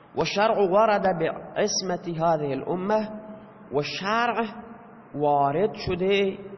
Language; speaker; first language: Persian; non-native, local second language; Baluchi